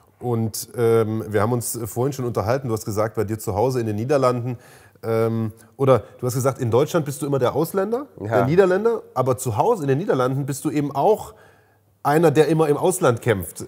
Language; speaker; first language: German; native; German